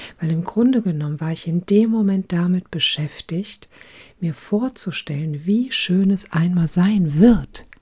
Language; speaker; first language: German; early bilingual, other home language; Croatian